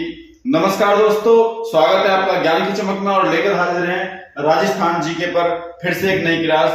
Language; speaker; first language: Hindi; native; Hindi